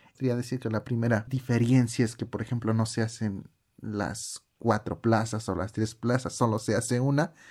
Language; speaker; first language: Spanish; native; Spanish